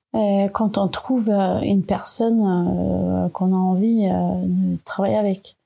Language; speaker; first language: French; non-native, fluent; Swedish